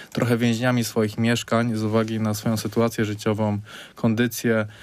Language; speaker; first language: Polish; native; Polish